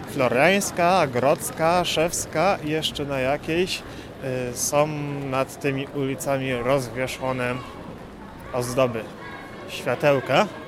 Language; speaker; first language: Polish; native; Polish